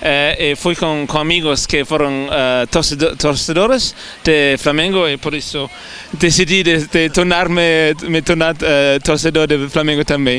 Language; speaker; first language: Portuguese; non-native, fluent; German